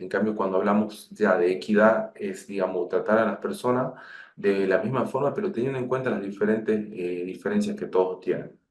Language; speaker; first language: Spanish; native; Spanish